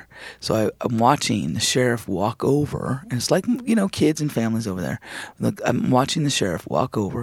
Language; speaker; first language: English; native; English